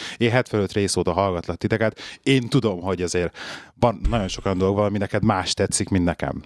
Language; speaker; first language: Hungarian; native; Hungarian